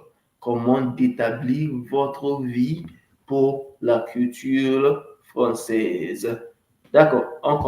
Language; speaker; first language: French; non-native, fluent; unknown